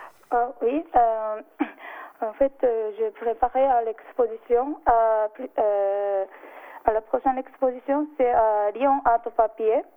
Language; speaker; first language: French; non-native, learner; Japanese